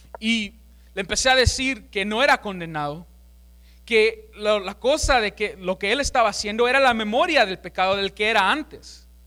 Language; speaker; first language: Spanish; early bilingual, heritage; Spanish